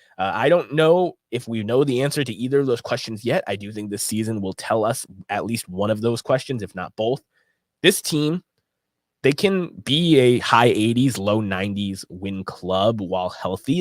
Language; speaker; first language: English; native; English